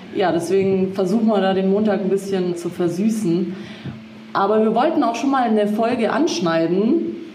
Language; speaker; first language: German; early bilingual, other home language; Croatian